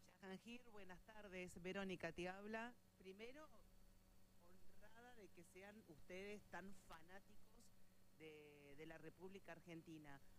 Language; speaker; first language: Spanish; native; Spanish